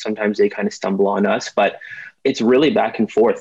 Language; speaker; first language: English; native; English